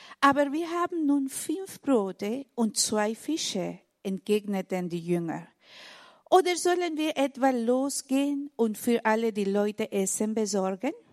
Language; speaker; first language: German; non-native, learner; Spanish